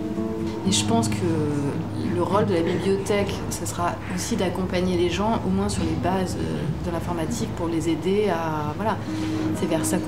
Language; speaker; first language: French; native; French